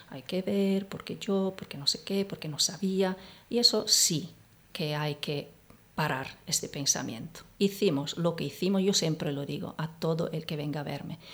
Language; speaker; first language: Spanish; non-native, fluent; Italian